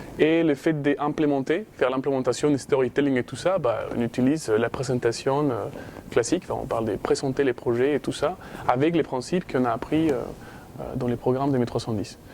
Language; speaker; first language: French; non-native, fluent; Spanish